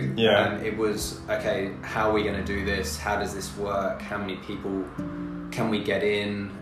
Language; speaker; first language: English; native; English